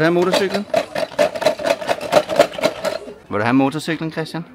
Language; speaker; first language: Danish; native; Danish